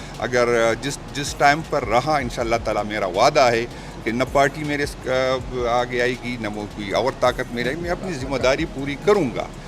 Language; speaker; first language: Urdu; non-native, local second language; Pashto